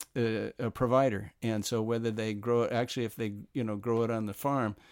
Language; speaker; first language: English; native; English